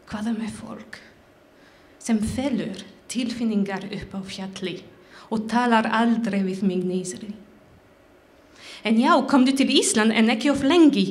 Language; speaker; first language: Icelandic; non-native, learner; French